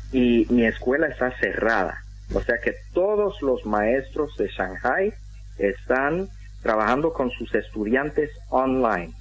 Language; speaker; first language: Spanish; non-native, fluent; English